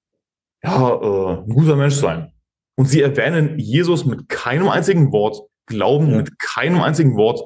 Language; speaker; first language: German; native; German